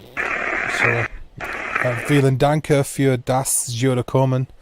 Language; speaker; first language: German; non-native, learner; English